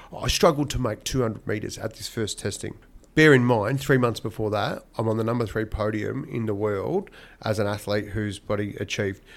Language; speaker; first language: English; native; English